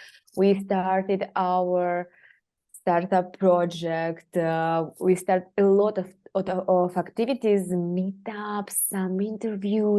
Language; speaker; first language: English; non-native, fluent; Russian